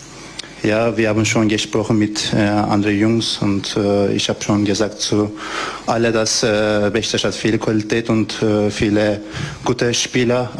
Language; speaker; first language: German; non-native, fluent; Turkish